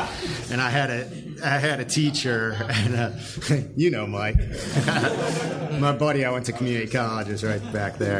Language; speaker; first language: English; native; English